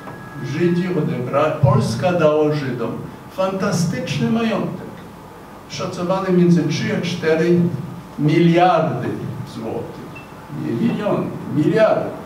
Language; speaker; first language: Polish; non-native, fluent; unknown